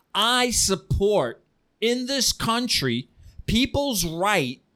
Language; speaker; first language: English; early bilingual, heritage; Ukrainian